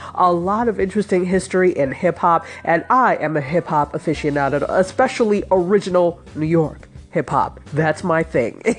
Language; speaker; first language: English; native; English